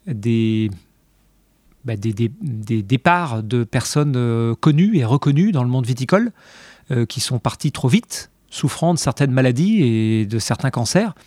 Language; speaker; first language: French; native; French